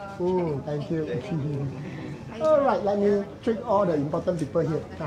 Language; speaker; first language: English; non-native, local second language; Cantonese